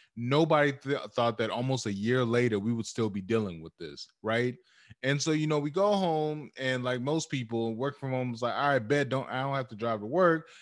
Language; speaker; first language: English; early bilingual, other home language; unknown